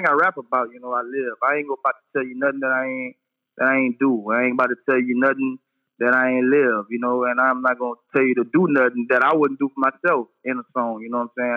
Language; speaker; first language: English; native; English